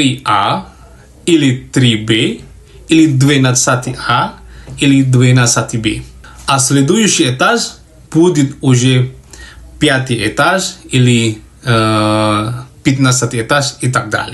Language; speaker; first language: Russian; non-native, fluent; Javanese